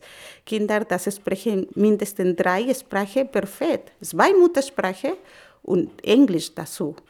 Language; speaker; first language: German; non-native, learner; Spanish